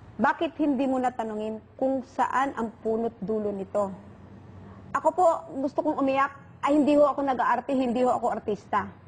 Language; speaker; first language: Filipino; native; Filipino